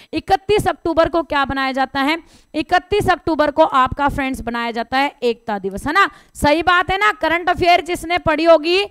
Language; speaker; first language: Hindi; native; Hindi